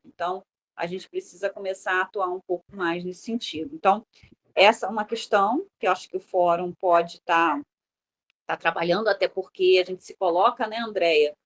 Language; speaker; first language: Portuguese; native; Portuguese